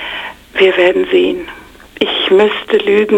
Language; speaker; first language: German; non-native, fluent; English